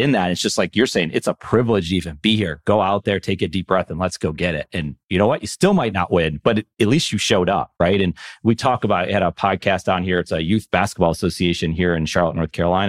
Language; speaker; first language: English; native; English